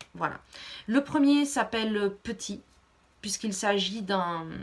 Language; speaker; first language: French; native; French